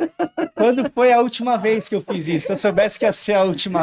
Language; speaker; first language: Portuguese; native; Portuguese